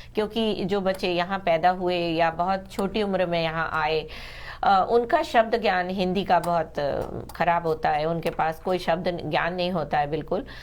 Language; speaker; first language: Hindi; native; Hindi